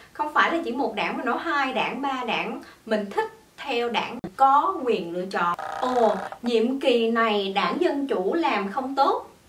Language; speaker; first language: Vietnamese; early bilingual, heritage; Vietnamese